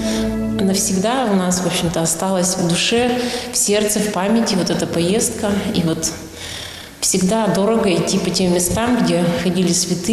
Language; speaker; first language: Russian; native; Russian